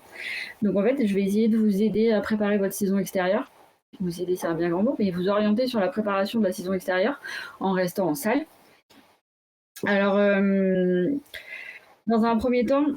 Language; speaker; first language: French; native; French